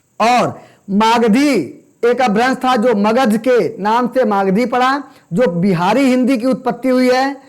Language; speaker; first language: Hindi; native; Hindi